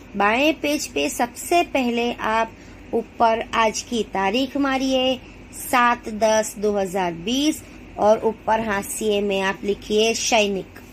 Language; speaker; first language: Hindi; non-native, local second language; Gujarati